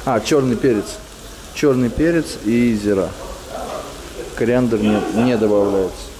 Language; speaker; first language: Russian; native; Russian